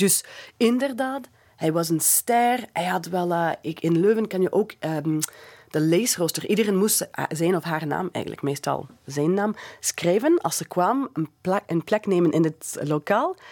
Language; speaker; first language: Dutch; non-native, fluent; English